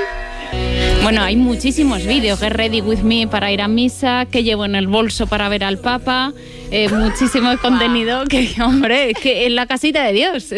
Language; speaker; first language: Spanish; native; Spanish